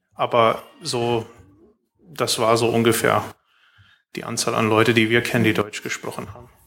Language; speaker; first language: German; early bilingual, heritage; Plautdietsch